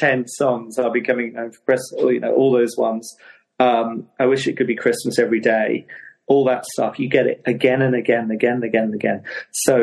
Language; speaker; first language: English; native; English